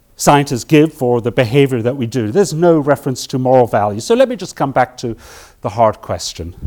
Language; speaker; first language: English; native; English